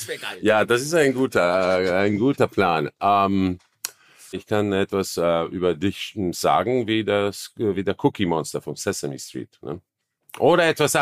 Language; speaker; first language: German; non-native, fluent; Croatian